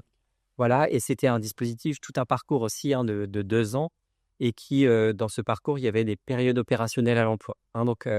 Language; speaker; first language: French; native; French